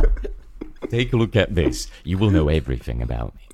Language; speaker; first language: English; non-native, fluent; Czech